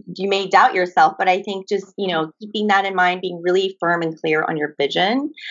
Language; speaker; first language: English; early bilingual, other home language; Japanese